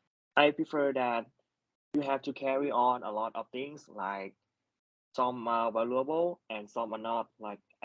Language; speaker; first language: English; non-native, learner; Thai